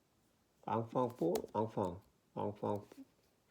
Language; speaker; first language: French; non-native, learner; Korean